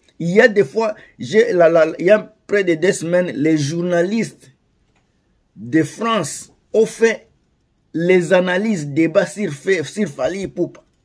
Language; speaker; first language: French; non-native, local second language; Lingala